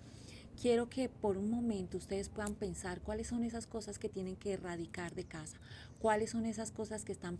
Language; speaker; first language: Spanish; native; Spanish